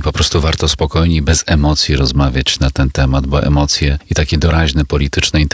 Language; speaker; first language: Polish; native; Polish